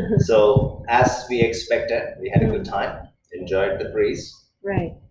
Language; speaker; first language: English; non-native, local second language; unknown